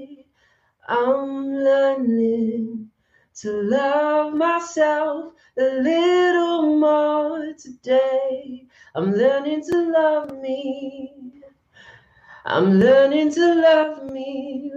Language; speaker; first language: English; non-native, local second language; Yoruba